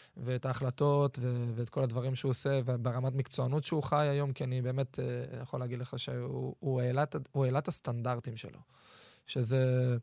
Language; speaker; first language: Hebrew; native; Hebrew